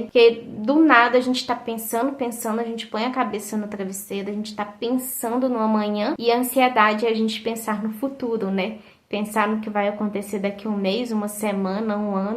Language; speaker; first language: Portuguese; native; Portuguese